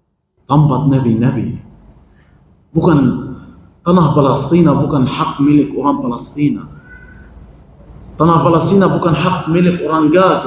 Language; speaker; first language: Indonesian; non-native, fluent; Arabic